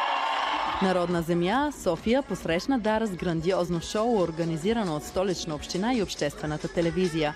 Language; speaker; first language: Bulgarian; native; Bulgarian